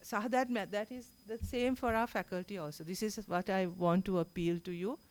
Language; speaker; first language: English; non-native, local second language; Sinhala